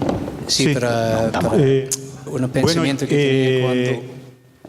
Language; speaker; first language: Spanish; non-native, fluent; English